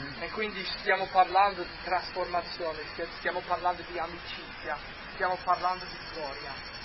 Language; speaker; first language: Italian; non-native, fluent; English